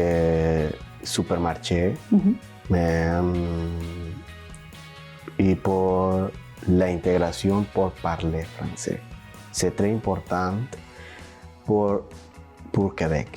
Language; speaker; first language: French; non-native, learner; Spanish